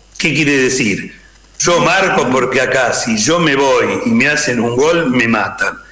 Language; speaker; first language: Spanish; native; Spanish